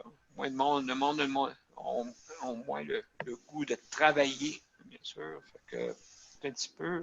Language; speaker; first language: French; native; French